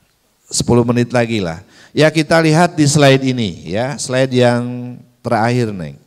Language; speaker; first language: Indonesian; native; Indonesian